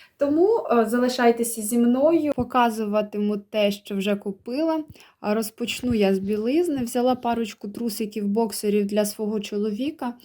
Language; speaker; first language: Ukrainian; native; Ukrainian